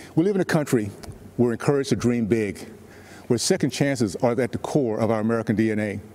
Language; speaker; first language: English; native; English